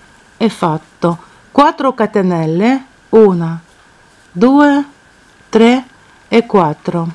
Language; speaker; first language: Italian; non-native, fluent; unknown